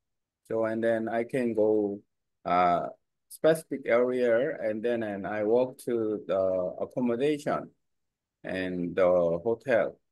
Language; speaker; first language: English; non-native, learner; Korean